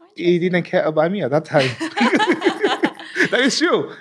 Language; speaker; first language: English; non-native, fluent; French